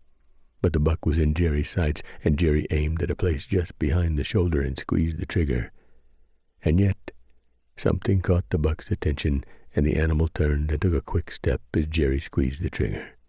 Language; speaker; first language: English; native; English